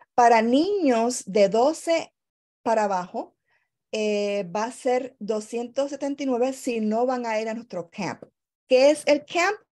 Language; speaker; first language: Spanish; native; Spanish